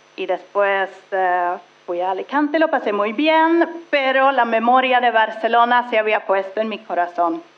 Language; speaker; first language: Spanish; non-native, fluent; Swedish